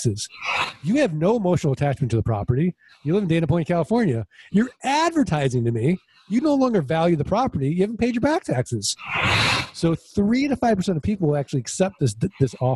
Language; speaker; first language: English; native; English